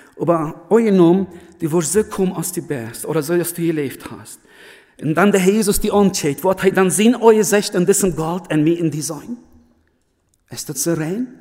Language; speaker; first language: German; early bilingual, other home language; Plautdietsch